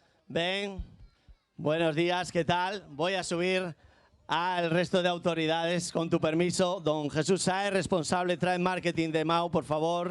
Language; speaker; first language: Spanish; native; Spanish